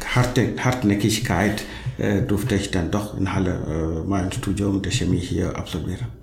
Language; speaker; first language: German; non-native, fluent; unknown